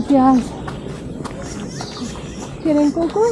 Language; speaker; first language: Spanish; non-native, learner; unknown